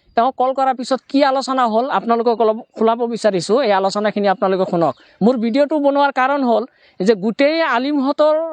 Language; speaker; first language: Assamese; non-native, local second language; Bangla